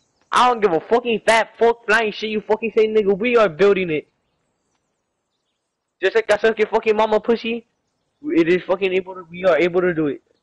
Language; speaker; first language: English; early bilingual, other home language; Spanish